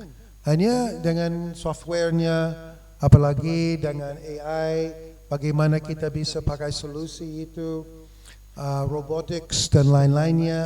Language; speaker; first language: Indonesian; non-native, fluent; English